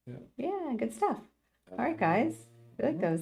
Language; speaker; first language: English; native; English